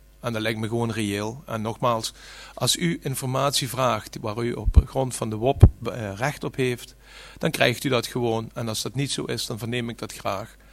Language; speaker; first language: Dutch; native; Dutch